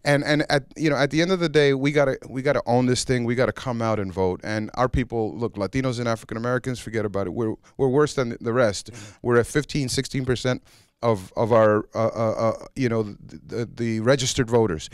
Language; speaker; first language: English; early bilingual, other home language; Spanish